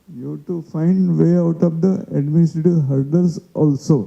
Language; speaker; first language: English; non-native, local second language; Marathi